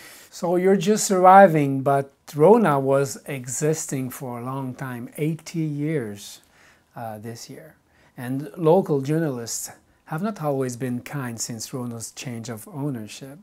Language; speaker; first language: English; non-native, fluent; French